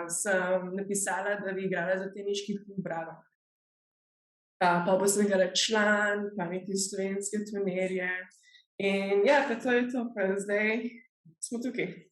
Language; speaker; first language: Slovenian; early bilingual, heritage; Slovenian